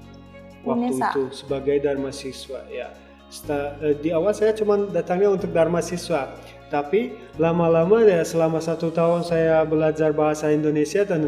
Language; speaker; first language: Indonesian; non-native, fluent; Turkmen